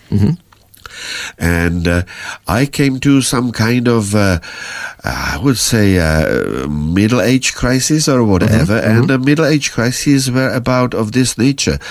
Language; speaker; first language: English; non-native, fluent; Czech